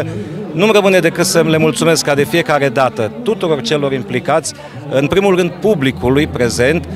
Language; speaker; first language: Romanian; native; Romanian